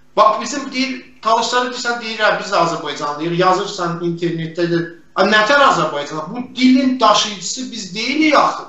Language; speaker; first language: Azerbaijani; non-native, local second language; Talysh